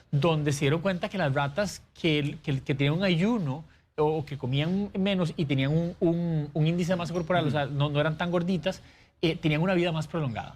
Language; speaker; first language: Spanish; native; Spanish